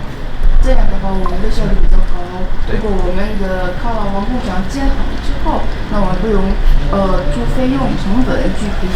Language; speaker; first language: Chinese; non-native, fluent; Indonesian